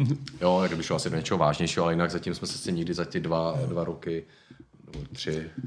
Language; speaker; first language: Czech; native; Czech